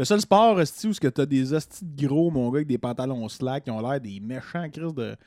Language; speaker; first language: French; native; French